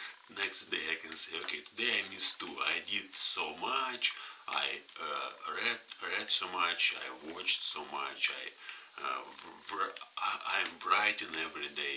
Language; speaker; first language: English; non-native, fluent; Russian